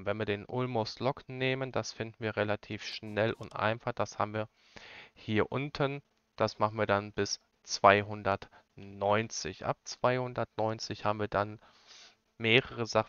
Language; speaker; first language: German; native; German